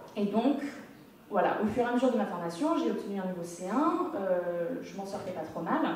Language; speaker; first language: French; early bilingual, other home language; English